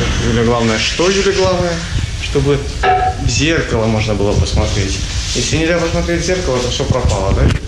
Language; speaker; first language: Russian; native; Russian